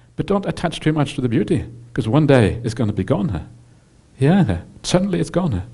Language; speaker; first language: English; non-native, fluent; Norwegian